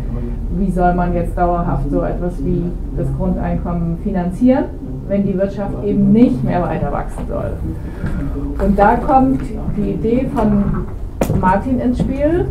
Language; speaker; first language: German; native; German